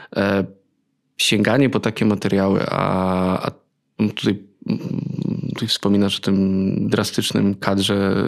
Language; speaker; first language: Polish; native; Polish